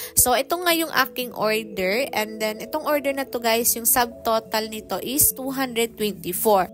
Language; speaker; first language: Filipino; non-native, local second language; Cebuano